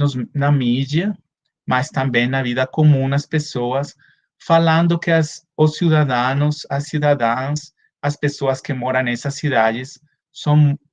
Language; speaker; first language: Portuguese; non-native, fluent; Spanish